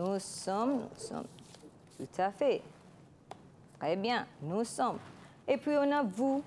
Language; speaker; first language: French; non-native, fluent; Malay